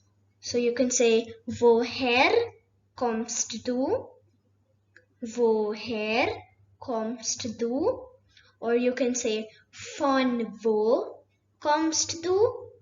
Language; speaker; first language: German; non-native, fluent; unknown